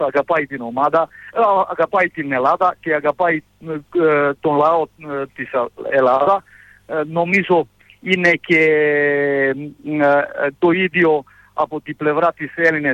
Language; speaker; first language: Greek; non-native, fluent; Serbian